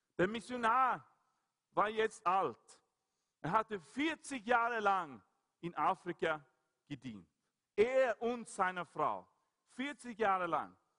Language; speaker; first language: German; non-native, fluent; Swedish